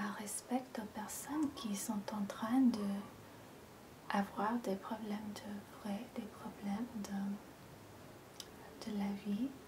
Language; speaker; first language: French; non-native, fluent; English